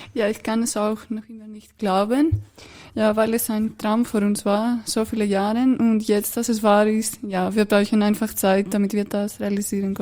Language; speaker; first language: German; non-native, fluent; Greek